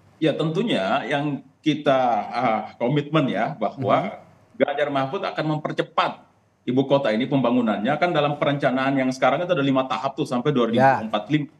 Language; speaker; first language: Indonesian; native; Indonesian